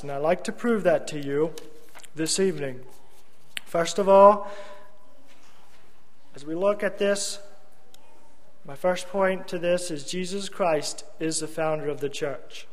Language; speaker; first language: English; native; English